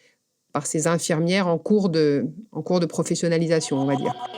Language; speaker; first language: French; native; French